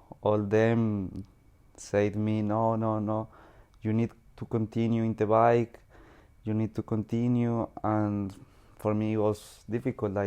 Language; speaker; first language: English; non-native, learner; Spanish